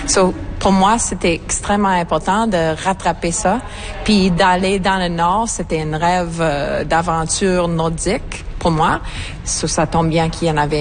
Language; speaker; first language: French; native; French